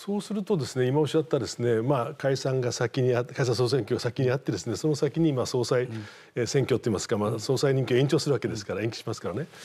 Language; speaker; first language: Japanese; native; Japanese